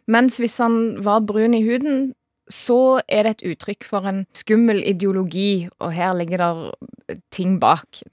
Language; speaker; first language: Norwegian; native; Norwegian